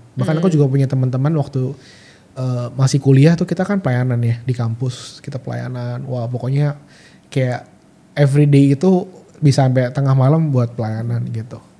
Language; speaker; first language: Indonesian; native; Indonesian